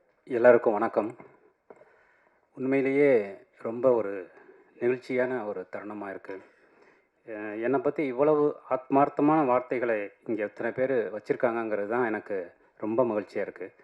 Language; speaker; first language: Tamil; native; Tamil